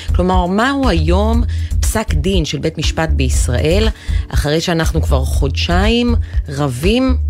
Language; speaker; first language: Hebrew; native; Hebrew